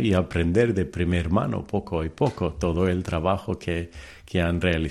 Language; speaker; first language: Spanish; early bilingual, heritage; Telugu